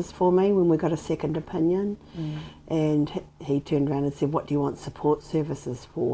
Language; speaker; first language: English; native; English